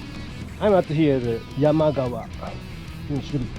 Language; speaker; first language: English; non-native, learner; Japanese